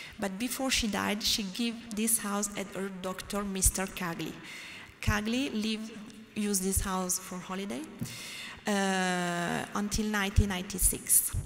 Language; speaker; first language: English; non-native, learner; French